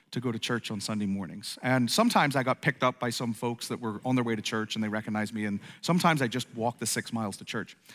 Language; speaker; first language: English; native; English